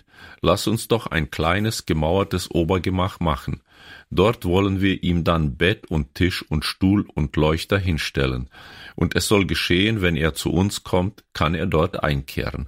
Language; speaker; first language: German; native; German